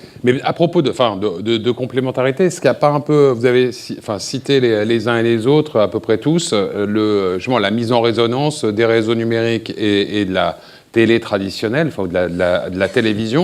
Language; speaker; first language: French; native; French